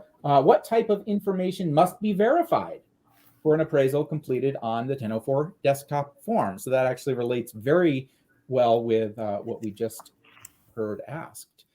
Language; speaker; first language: English; native; English